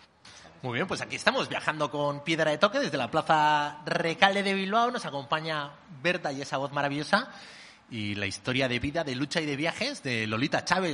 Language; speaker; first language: Spanish; native; Spanish